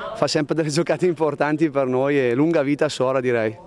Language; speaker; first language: Italian; native; Italian